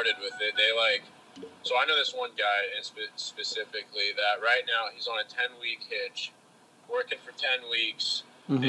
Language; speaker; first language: English; native; English